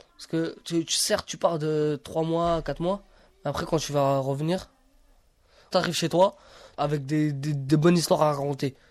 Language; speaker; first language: French; early bilingual, other home language; Romany